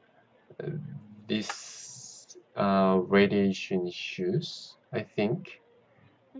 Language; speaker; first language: English; non-native, learner; Korean